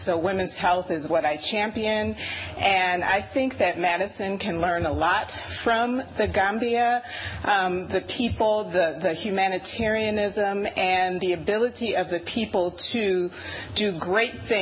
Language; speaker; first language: English; native; English